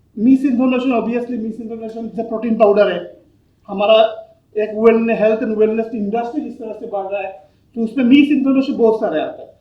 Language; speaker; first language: Hindi; non-native, local second language; Bangla